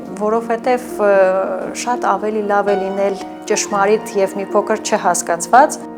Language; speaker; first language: Armenian; native; Armenian